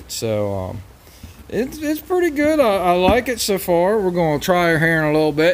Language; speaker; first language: English; native; English